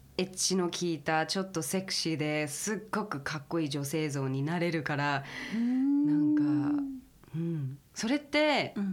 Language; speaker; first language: Japanese; early bilingual, heritage; Japanese